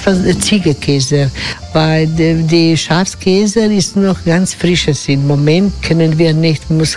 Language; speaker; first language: German; non-native, learner; Croatian